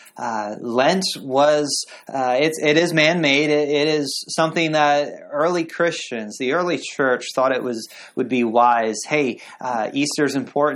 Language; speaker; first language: English; native; English